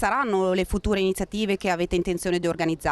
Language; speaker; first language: Italian; native; Italian